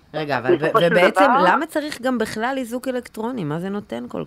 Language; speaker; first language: Hebrew; native; Hebrew